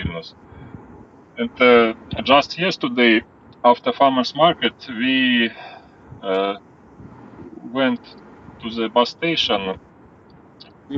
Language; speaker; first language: English; non-native, learner; Ukrainian